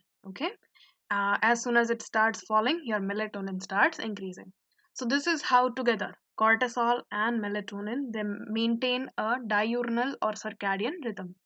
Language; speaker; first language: English; non-native, local second language; Hindi